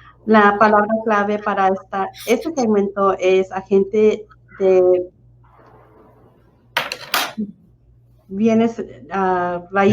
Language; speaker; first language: Spanish; early bilingual, heritage; Spanish